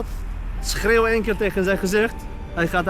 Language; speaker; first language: Dutch; non-native, learner; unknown